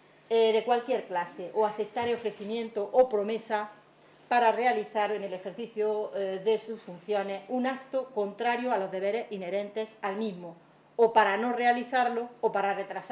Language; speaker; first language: Spanish; native; Spanish